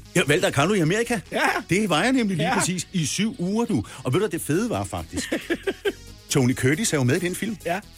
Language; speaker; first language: Danish; native; Danish